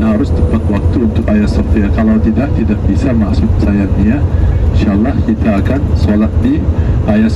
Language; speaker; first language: Indonesian; non-native, learner; Turkish